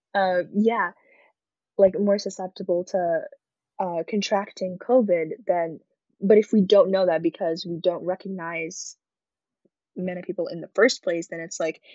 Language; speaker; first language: English; early bilingual, other home language; Arabic